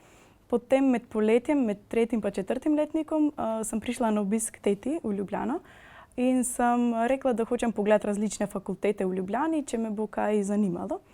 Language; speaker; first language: Slovenian; non-native, fluent; Macedonian